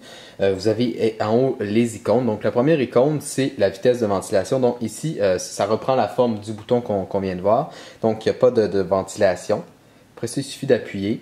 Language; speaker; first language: French; native; French